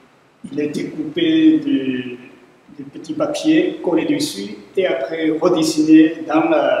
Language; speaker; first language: French; non-native, fluent; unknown